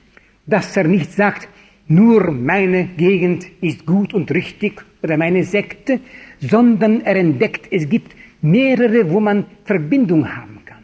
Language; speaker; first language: German; non-native, fluent; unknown